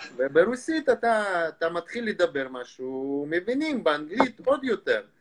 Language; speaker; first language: Hebrew; non-native, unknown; Russian